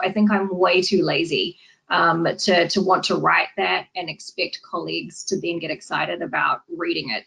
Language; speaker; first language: English; native; English